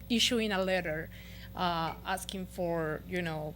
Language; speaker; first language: English; non-native, fluent; Spanish